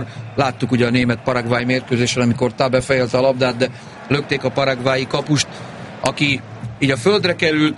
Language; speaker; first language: Hungarian; native; Hungarian